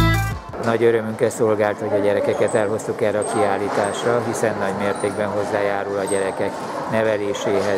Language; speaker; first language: Hungarian; native; Hungarian